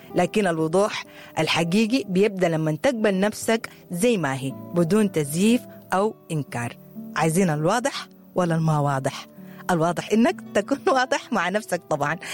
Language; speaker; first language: Arabic; native; Arabic